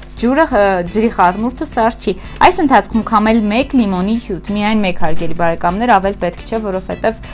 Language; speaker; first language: Armenian; native; Armenian